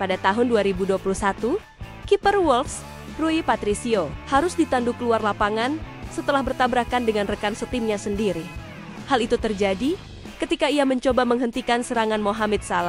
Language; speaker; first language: Indonesian; native; Indonesian